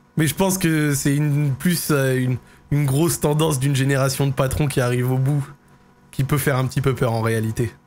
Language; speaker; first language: French; native; French